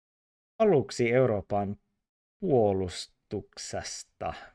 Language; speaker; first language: Finnish; non-native, learner; English